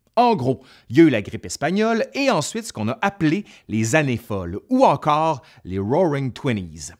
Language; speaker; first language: French; native; French